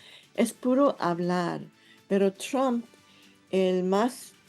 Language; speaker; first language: Spanish; non-native, fluent; English